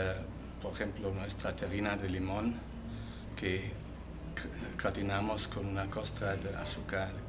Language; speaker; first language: Spanish; non-native, fluent; German